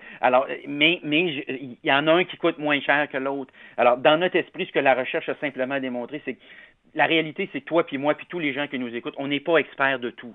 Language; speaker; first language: French; native; French